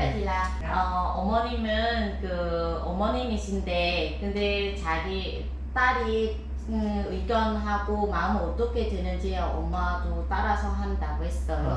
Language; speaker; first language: Korean; non-native, fluent; Vietnamese